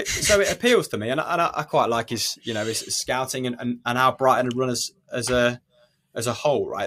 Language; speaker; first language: English; native; English